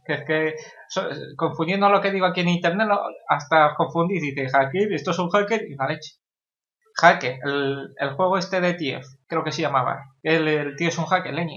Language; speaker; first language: Spanish; native; Spanish